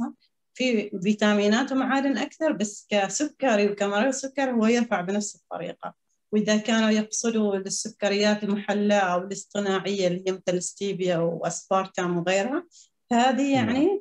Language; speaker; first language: Arabic; native; Arabic